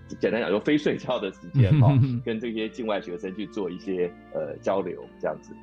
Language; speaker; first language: Chinese; native; Chinese